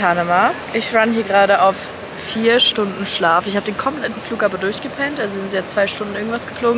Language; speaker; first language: German; native; German